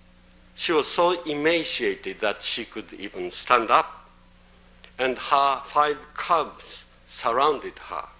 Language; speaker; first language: English; non-native, fluent; Japanese